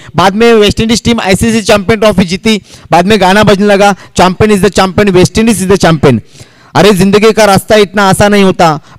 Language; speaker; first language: Hindi; non-native, local second language; Marathi